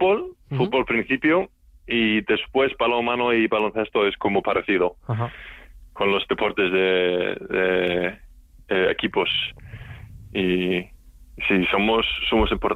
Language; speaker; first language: Spanish; non-native, learner; Icelandic